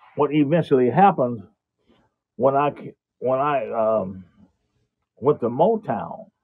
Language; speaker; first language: English; native; English